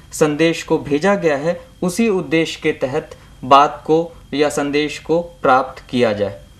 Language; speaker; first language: Hindi; native; Hindi